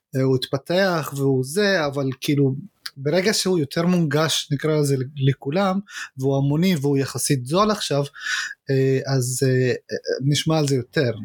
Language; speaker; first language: Hebrew; native; Hebrew